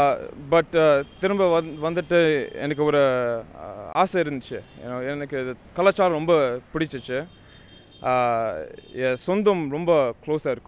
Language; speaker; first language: Tamil; non-native, learner; English